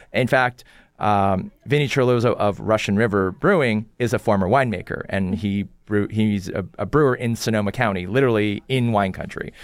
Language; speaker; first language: English; early bilingual, other home language; Korean